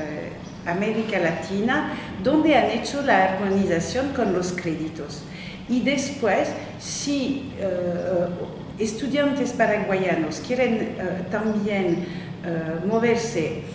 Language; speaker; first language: Spanish; non-native, fluent; French